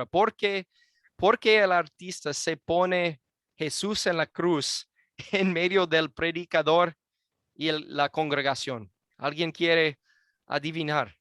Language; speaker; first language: Spanish; non-native, fluent; English